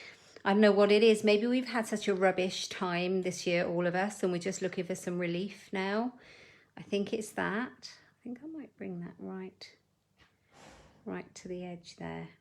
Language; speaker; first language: English; native; English